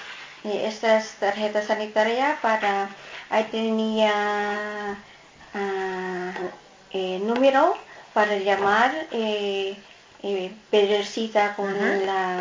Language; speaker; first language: Spanish; non-native, learner; Filipino